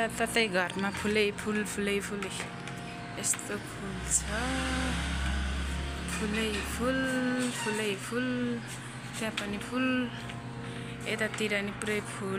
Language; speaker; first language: Nepali; native; Nepali